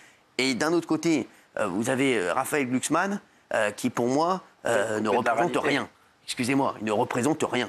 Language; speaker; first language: French; native; French